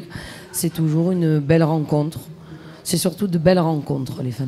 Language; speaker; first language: French; native; French